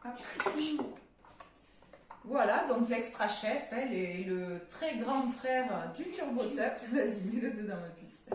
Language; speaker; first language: French; native; French